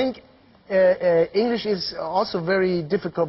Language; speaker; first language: English; non-native, fluent; German